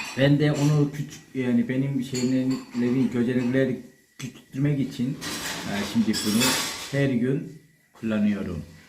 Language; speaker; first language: Turkish; non-native, learner; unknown